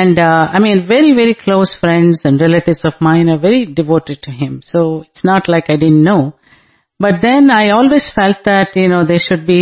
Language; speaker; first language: English; non-native, local second language; Telugu